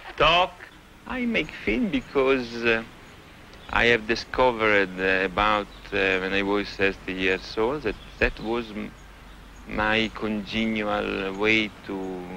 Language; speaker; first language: English; non-native, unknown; Italian